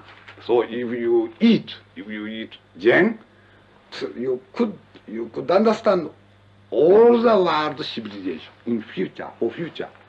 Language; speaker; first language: English; non-native, learner; Japanese